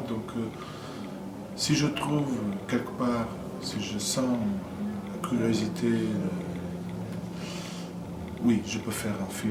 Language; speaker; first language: French; non-native, fluent; Portuguese